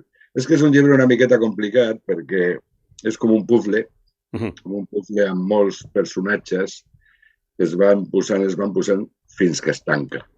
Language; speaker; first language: Catalan; non-native, local second language; Spanish